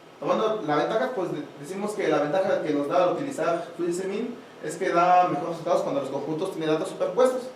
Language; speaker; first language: Spanish; native; Spanish